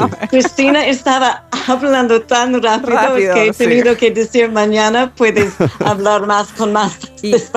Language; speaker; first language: Spanish; non-native, learner; English